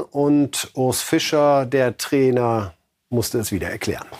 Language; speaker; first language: German; native; German